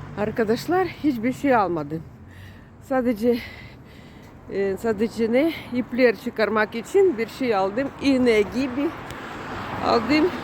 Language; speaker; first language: Turkish; non-native, learner; Russian